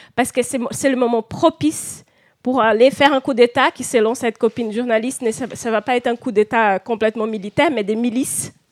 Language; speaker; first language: French; non-native, fluent; Portuguese